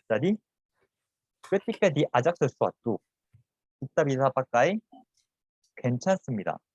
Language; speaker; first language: Indonesian; non-native, fluent; Korean